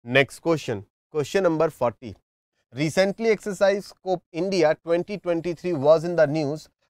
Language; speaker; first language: Hindi; native; Hindi